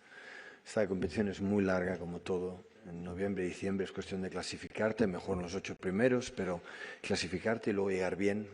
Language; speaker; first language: Spanish; native; Spanish